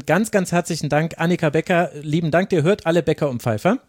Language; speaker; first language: German; native; German